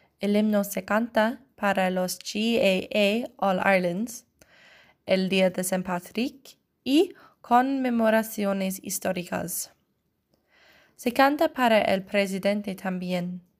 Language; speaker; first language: Spanish; non-native, learner; English